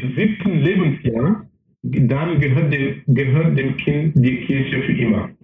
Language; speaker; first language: German; non-native, fluent; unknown